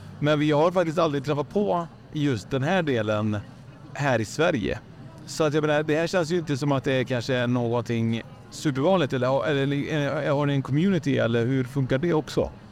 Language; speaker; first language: Swedish; native; Swedish